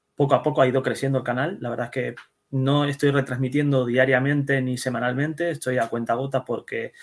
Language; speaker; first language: Spanish; early bilingual, other home language; Dutch